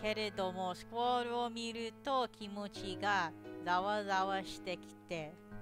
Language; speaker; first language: Japanese; non-native, learner; English